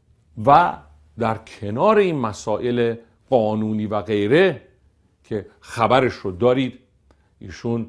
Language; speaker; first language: Persian; native; Persian